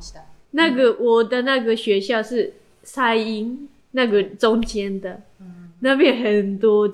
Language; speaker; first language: Chinese; non-native, learner; Japanese